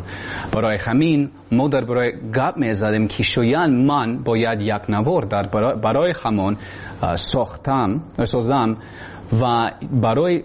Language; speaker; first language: Persian; non-native, learner; English